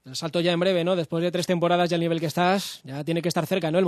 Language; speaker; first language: Spanish; native; Spanish